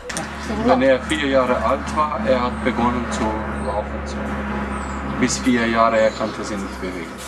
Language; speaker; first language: German; non-native, fluent; Albanian